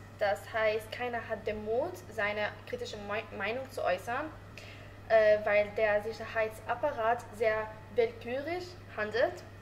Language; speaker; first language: German; non-native, learner; Arabic